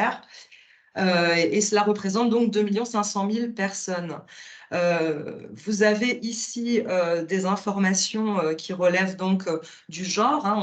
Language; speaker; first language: French; native; French